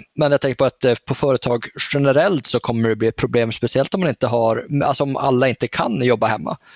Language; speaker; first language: Swedish; native; Swedish